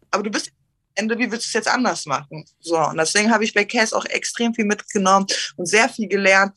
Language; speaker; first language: German; early bilingual, other home language; Turkish